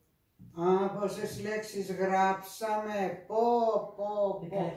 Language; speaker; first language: Greek; non-native, fluent; Russian